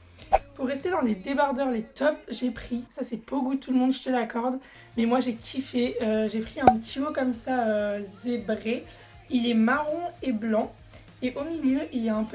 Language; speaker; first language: French; native; French